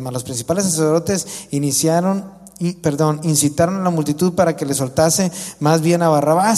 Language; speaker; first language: Spanish; native; Spanish